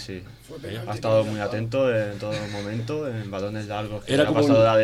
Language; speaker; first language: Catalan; non-native, local second language; Spanish